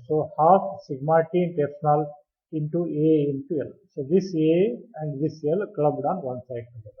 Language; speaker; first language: English; non-native, local second language; Kannada